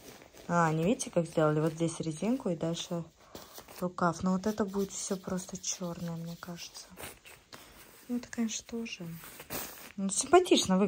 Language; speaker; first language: Russian; native; Russian